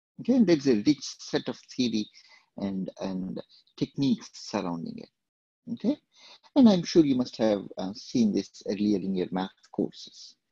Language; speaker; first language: English; non-native, local second language; Telugu